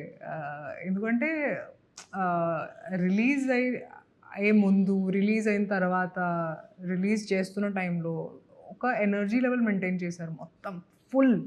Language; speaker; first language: Telugu; non-native, fluent; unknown